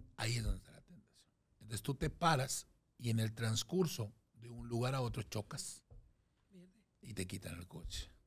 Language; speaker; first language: Spanish; native; Spanish